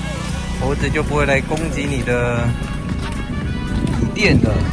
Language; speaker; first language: Chinese; native; Chinese